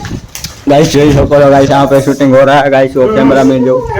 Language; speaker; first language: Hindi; non-native, local second language; Gujarati